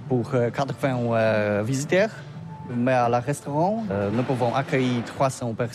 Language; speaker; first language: French; non-native, learner; Polish